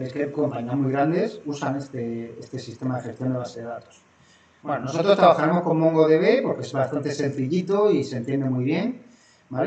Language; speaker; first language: Spanish; native; Spanish